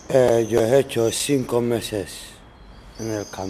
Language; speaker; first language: Spanish; non-native, learner; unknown